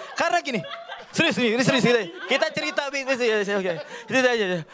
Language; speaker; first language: Indonesian; native; Indonesian